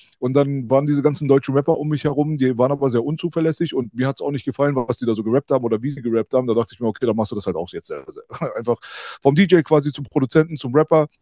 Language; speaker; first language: German; early bilingual, other home language; Persian